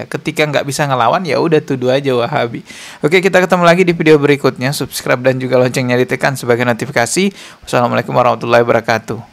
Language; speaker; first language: Indonesian; native; Indonesian